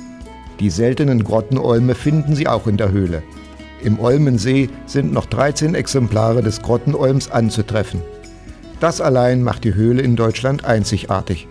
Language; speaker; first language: German; native; German